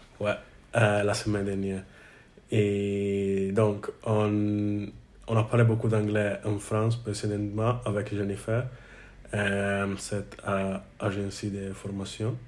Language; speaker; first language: French; non-native, learner; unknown